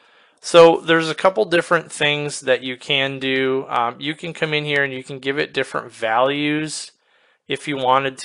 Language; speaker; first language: English; native; English